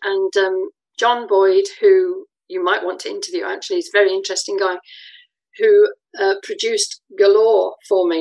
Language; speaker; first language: English; native; English